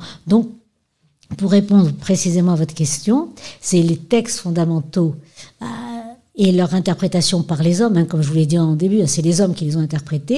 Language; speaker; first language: French; native; French